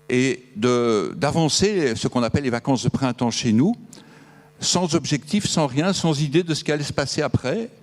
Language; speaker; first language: French; native; French